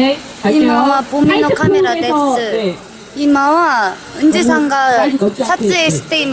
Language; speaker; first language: Japanese; non-native, learner; Korean